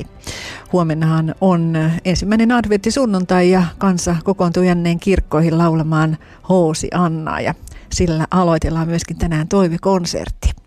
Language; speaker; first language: Finnish; native; Finnish